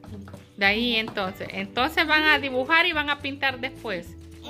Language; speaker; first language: Spanish; native; Spanish